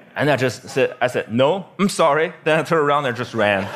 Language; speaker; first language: English; non-native, fluent; Chinese